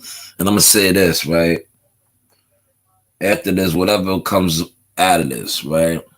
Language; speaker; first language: English; native; English